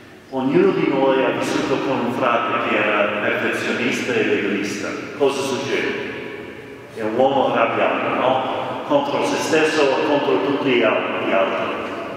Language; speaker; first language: Italian; non-native, fluent; English